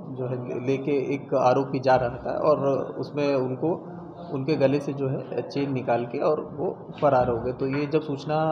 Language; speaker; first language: Hindi; non-native, local second language; Gujarati